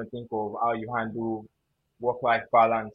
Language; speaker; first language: English; non-native, local second language; Yoruba